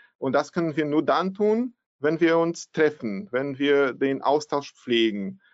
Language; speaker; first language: German; non-native, fluent; Polish